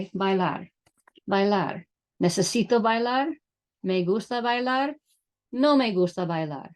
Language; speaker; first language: Spanish; non-native, fluent; English